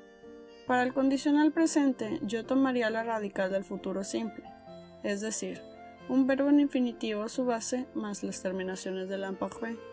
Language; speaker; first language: Spanish; native; Spanish